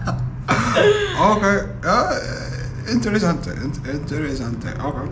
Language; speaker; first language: Spanish; non-native, learner; English